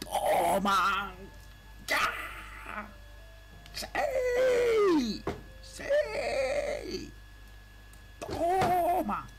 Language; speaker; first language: Spanish; native; Spanish